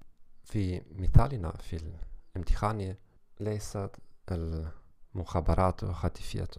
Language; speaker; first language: Arabic; non-native, learner; German